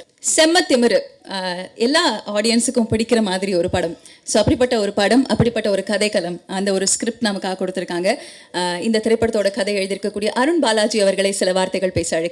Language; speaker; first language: Tamil; native; Tamil